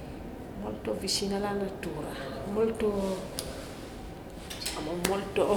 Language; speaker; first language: Italian; non-native, learner; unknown